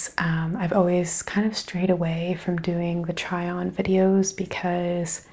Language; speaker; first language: English; native; English